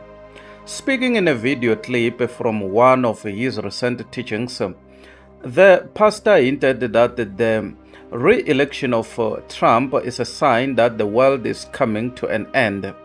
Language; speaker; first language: English; non-native, local second language; Tsonga